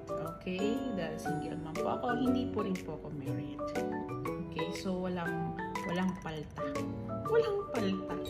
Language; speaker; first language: Filipino; non-native, local second language; Cebuano